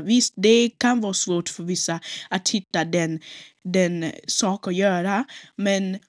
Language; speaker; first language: Swedish; non-native, local second language; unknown